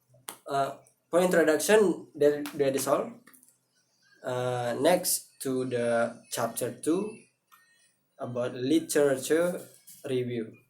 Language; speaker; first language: English; non-native, learner; Indonesian